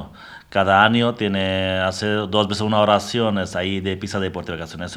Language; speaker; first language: Spanish; non-native, learner; Bangla